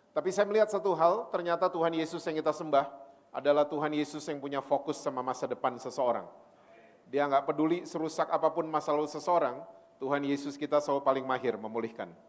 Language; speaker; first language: Indonesian; native; Indonesian